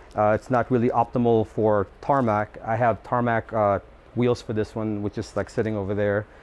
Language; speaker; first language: English; non-native, local second language; Filipino